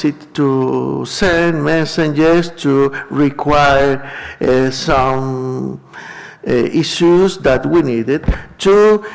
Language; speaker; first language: English; non-native, fluent; Spanish